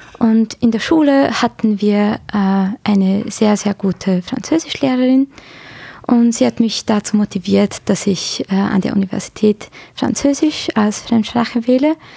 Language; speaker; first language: German; early bilingual, other home language; Hungarian